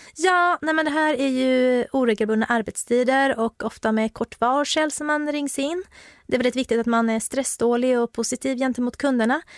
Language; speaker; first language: Swedish; native; Swedish